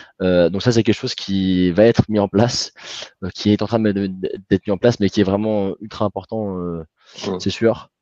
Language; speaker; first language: French; native; French